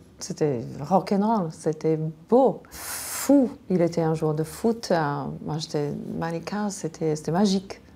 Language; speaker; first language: French; non-native, fluent; Slovak